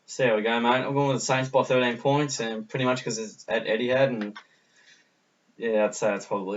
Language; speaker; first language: English; native; English